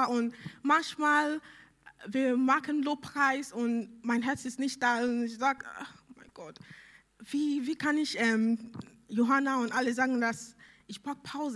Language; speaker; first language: German; non-native, learner; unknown